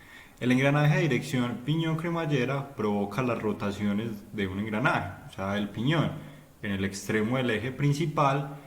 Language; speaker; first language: Spanish; native; Spanish